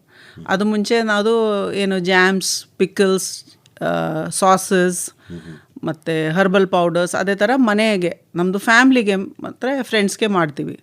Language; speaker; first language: Kannada; non-native, local second language; Malayalam